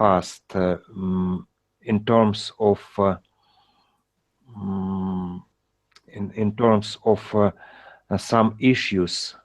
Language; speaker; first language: English; non-native, learner; Russian